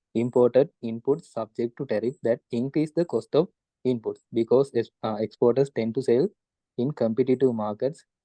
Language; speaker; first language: English; non-native, local second language; Sinhala